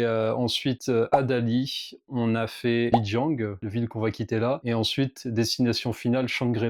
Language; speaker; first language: French; native; French